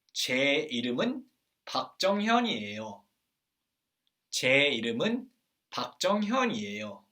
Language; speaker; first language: Korean; non-native, fluent; English